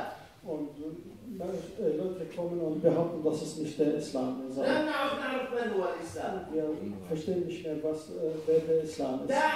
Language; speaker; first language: German; non-native, fluent; Arabic